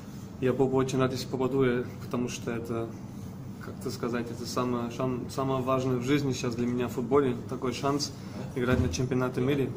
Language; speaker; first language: Russian; non-native, learner; German